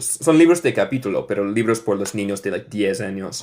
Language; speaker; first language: Spanish; non-native, fluent; English